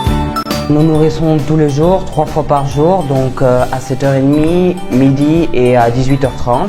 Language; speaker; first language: French; native; French